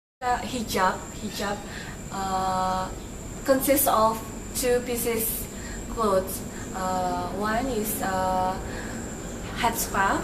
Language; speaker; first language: English; non-native, learner; Indonesian